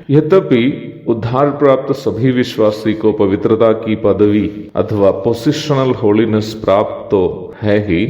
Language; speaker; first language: Hindi; non-native, local second language; Malayalam